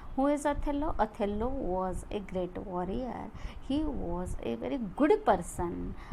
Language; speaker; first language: English; non-native, local second language; Marathi